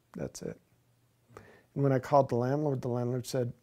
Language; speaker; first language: English; native; English